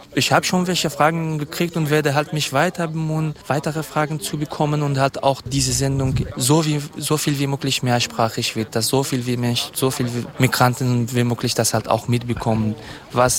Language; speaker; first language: German; non-native, fluent; Kurdish